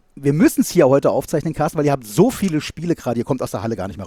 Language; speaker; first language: German; native; German